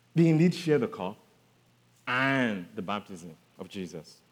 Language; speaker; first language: English; non-native, local second language; Yoruba